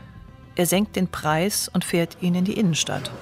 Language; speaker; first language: German; native; German